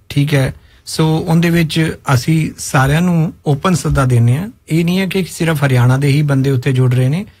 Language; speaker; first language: Punjabi; non-native, local second language; Haryanvi